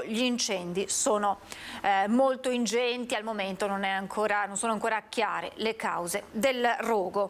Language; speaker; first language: Italian; native; Italian